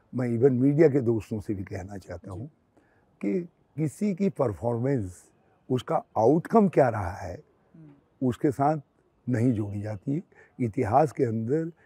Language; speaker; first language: Hindi; native; Hindi